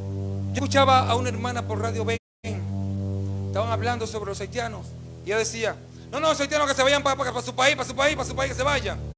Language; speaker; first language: Spanish; native; Spanish